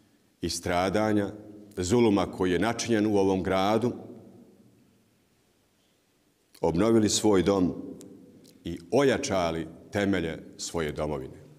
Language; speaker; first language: Bosnian; native; Bosnian